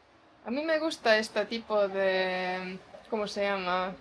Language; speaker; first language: Spanish; non-native, fluent; Portuguese